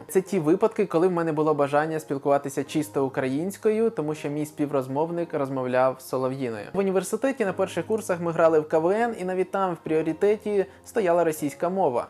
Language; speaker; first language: Ukrainian; non-native, local second language; Russian